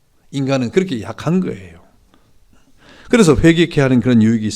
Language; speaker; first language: Korean; native; Korean